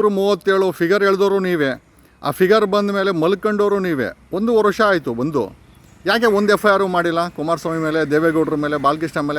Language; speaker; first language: Kannada; native; Kannada